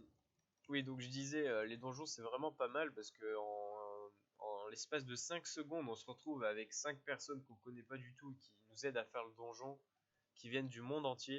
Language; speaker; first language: French; native; French